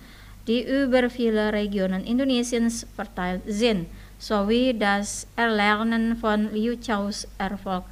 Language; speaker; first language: German; non-native, fluent; Indonesian